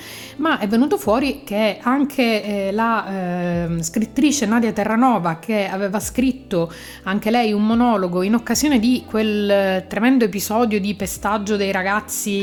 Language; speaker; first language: Italian; native; Italian